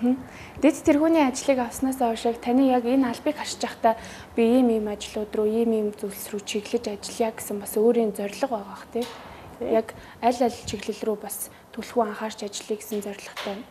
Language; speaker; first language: Mongolian; native; Mongolian